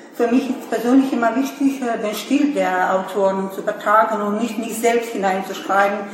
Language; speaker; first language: German; non-native, fluent; Serbian